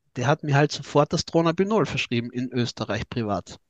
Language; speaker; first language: German; native; German